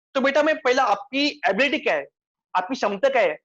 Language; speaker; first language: Hindi; non-native, local second language; Marathi